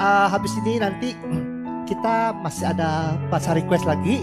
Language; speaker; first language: Indonesian; early bilingual, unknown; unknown